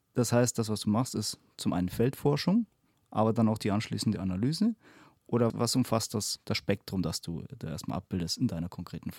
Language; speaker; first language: German; native; German